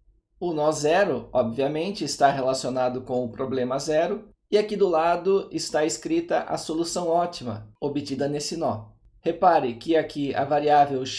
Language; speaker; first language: Portuguese; native; Portuguese